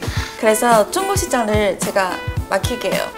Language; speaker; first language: Korean; non-native, learner; Chinese